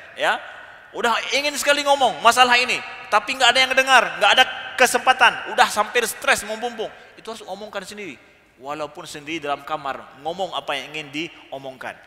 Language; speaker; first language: Malay; native; Malay